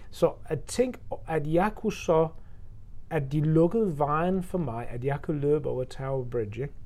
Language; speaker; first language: Danish; non-native, fluent; English